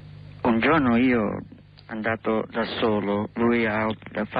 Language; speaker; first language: Italian; non-native, learner; English